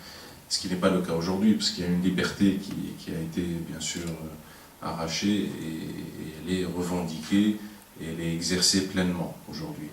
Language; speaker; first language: French; non-native, local second language; Arabic